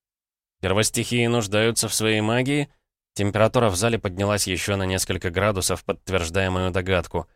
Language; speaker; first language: Russian; native; Russian